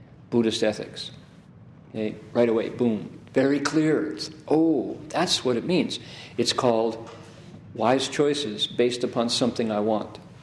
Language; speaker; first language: English; native; English